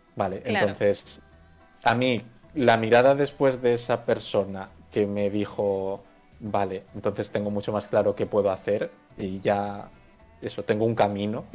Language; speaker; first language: Spanish; native; Spanish